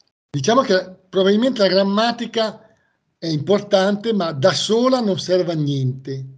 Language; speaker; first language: Italian; native; Italian